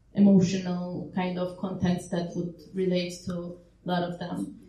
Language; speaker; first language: English; non-native, fluent; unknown